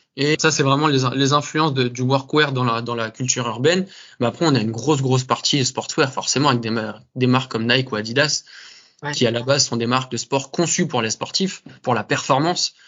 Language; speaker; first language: French; native; French